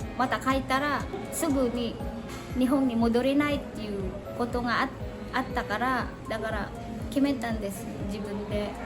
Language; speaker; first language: Japanese; non-native, fluent; Cebuano